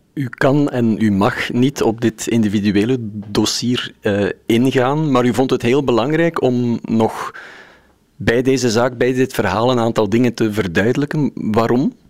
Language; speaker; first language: Dutch; native; Dutch